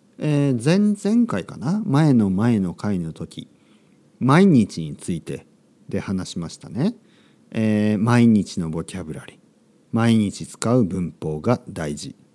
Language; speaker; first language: Japanese; native; Japanese